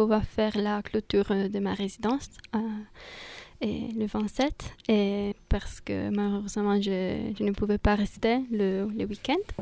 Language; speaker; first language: French; non-native, fluent; Italian